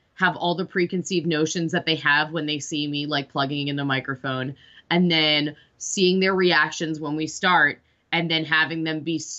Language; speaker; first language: English; native; English